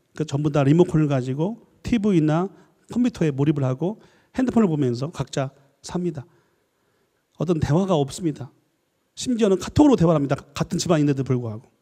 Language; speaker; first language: Korean; native; Korean